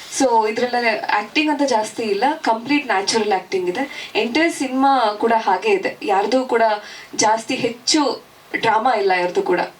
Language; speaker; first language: Kannada; native; Kannada